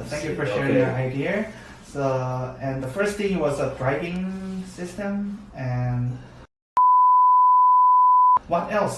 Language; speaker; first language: English; non-native, learner; Korean